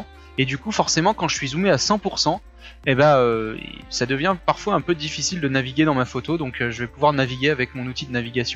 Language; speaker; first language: French; native; French